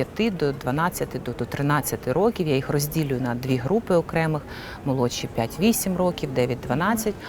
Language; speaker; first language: Ukrainian; non-native, local second language; Russian